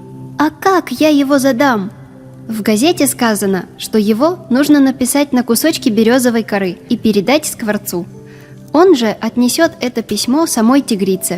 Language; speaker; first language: Russian; native; Russian